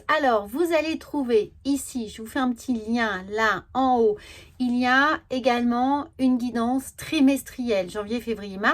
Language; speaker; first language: French; native; French